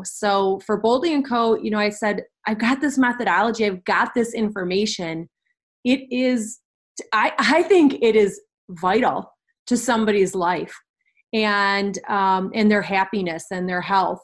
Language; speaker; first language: English; native; English